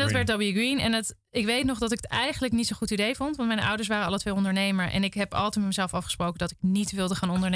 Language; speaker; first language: Dutch; native; Dutch